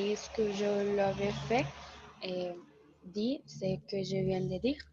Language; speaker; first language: French; non-native, learner; Spanish